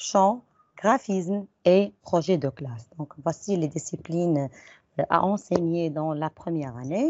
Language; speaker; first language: French; non-native, local second language; Arabic